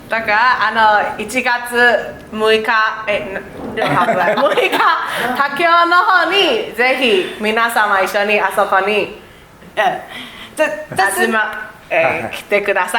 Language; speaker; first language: Japanese; non-native, learner; Chinese